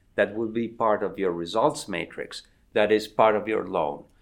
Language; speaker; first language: English; non-native, fluent; Spanish